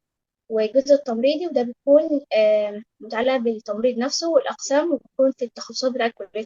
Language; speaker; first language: Arabic; native; Arabic